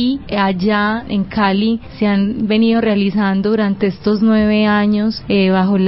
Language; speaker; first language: Spanish; native; Spanish